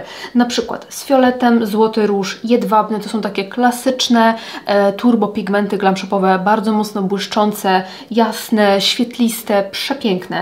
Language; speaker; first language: Polish; native; Polish